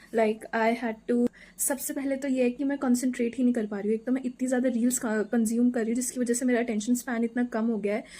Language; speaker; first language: Hindi; native; Hindi